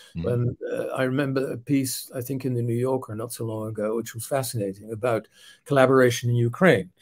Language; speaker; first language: English; non-native, fluent; Dutch